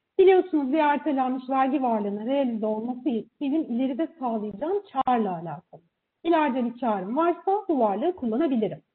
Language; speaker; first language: Turkish; native; Turkish